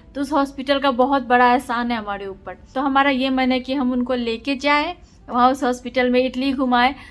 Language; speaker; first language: Hindi; native; Hindi